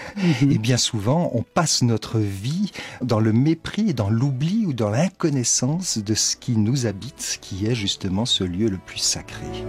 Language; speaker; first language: French; native; French